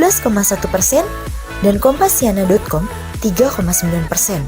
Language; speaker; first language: Indonesian; native; Indonesian